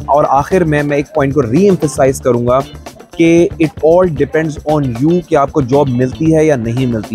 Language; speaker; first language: Urdu; native; Urdu